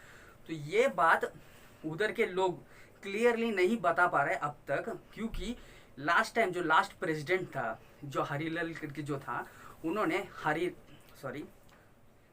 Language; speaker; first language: Hindi; non-native, local second language; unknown